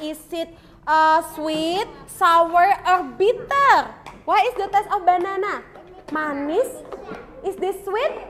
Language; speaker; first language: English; non-native, learner; Indonesian